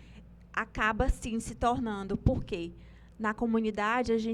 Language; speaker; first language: Portuguese; native; Portuguese